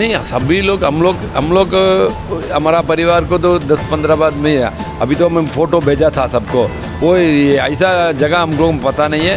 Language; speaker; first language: Hindi; non-native, local second language; Tamil